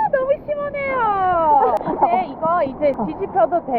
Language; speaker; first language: Korean; non-native, fluent; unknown